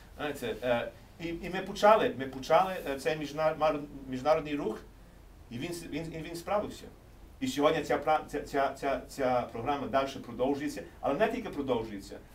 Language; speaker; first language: Ukrainian; early bilingual, heritage; English